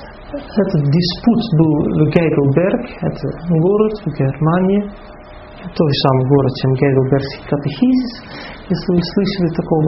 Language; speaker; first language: Russian; non-native, fluent; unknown